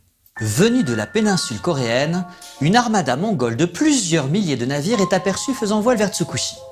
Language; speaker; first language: French; native; French